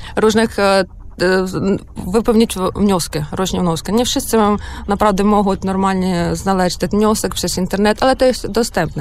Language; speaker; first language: Polish; non-native, learner; Ukrainian